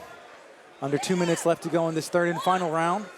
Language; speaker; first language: English; native; English